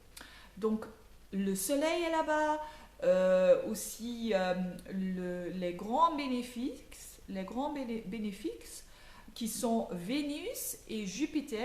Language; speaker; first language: French; non-native, learner; Dutch